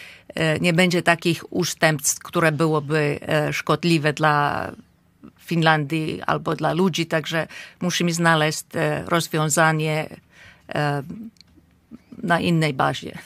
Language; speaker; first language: Polish; non-native, fluent; Finnish